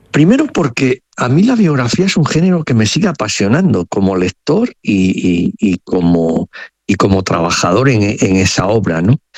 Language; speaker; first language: Spanish; native; Spanish